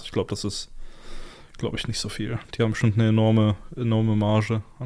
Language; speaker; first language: German; native; German